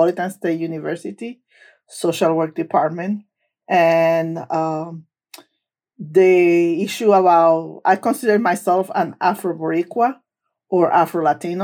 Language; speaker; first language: English; non-native, fluent; Spanish